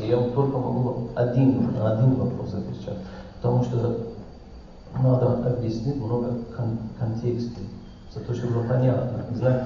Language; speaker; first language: Russian; non-native, learner; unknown